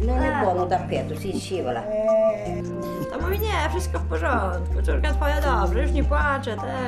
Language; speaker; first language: Italian; non-native, learner; Polish